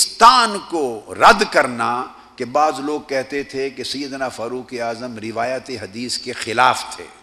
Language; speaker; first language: Urdu; native; Urdu